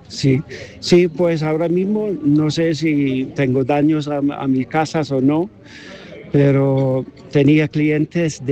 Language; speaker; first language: Spanish; non-native, fluent; English